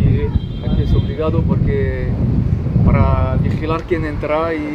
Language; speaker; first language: Spanish; non-native, learner; French